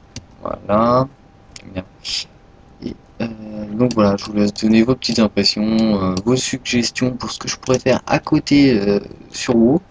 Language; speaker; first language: French; native; French